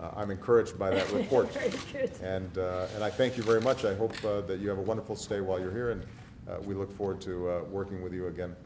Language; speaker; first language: English; native; English